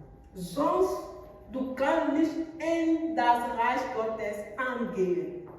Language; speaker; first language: German; non-native, learner; French